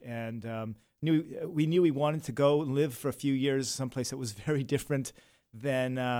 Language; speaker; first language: English; native; English